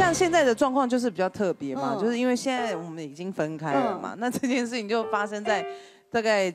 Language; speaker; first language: Chinese; native; Chinese